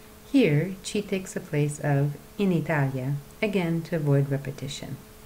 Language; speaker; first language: English; native; English